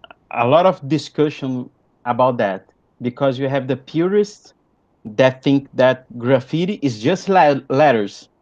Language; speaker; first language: English; non-native, fluent; Portuguese